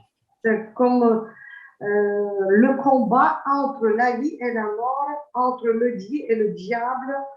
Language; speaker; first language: French; non-native, fluent; Ukrainian